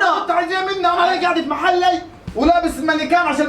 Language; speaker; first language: Arabic; native; Arabic